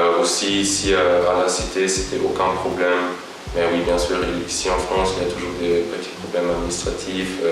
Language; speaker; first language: French; non-native, local second language; Luxembourgish